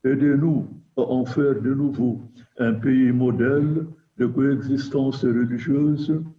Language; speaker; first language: French; non-native, local second language; Arabic